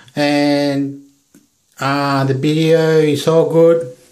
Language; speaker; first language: English; non-native, fluent; Spanish